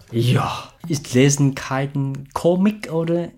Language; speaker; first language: German; non-native, learner; Vietnamese